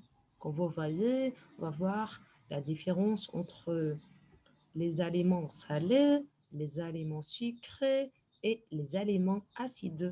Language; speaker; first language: French; non-native, fluent; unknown